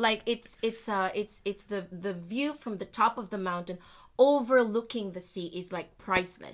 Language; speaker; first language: English; non-native, local second language; Filipino